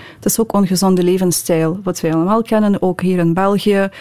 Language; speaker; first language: Dutch; non-native, fluent; Ukrainian